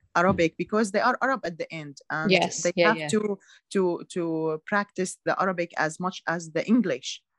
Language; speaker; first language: English; non-native, learner; Arabic